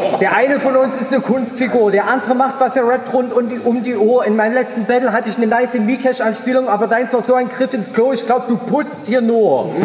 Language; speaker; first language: German; native; German